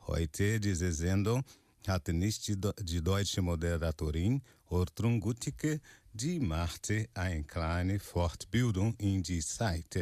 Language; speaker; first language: German; non-native, fluent; Portuguese